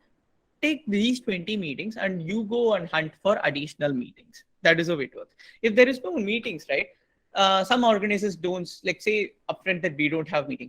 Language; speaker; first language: English; non-native, local second language; Tamil